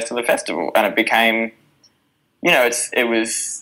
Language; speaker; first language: English; native; English